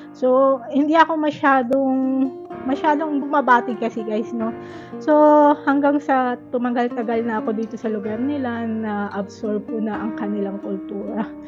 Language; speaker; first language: Filipino; native; Filipino